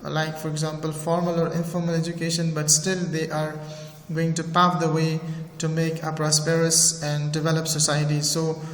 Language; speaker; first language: English; non-native, fluent; Persian